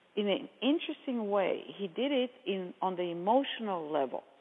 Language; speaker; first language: English; non-native, fluent; Hebrew